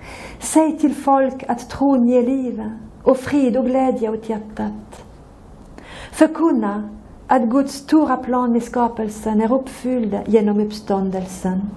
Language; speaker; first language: Swedish; non-native, fluent; French